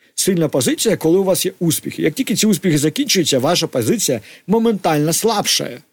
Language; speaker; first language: Ukrainian; native; Ukrainian